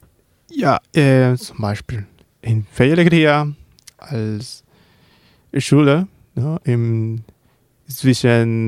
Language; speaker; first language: German; non-native, learner; Spanish